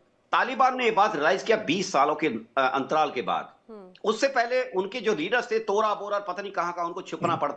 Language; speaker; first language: Hindi; native; Hindi